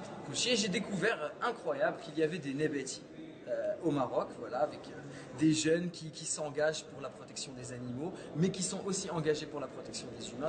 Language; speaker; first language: French; early bilingual, heritage; French